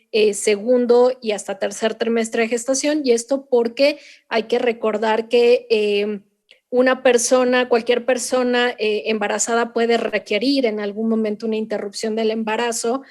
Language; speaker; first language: Spanish; native; Spanish